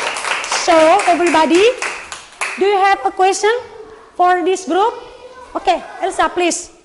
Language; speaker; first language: English; non-native, learner; Indonesian